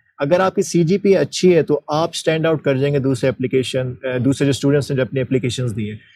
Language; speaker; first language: Urdu; native; Urdu